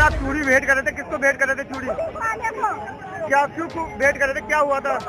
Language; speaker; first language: Hindi; native; Hindi